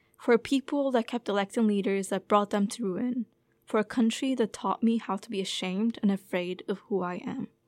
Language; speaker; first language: English; non-native, fluent; Turkish